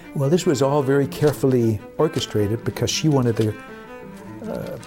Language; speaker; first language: English; early bilingual, other home language; German